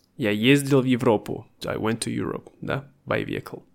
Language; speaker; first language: Russian; native; Russian